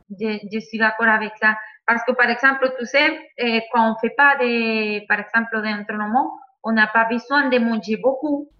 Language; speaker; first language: French; non-native, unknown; Spanish